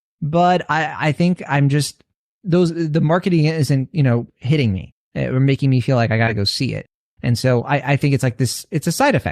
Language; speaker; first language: English; native; English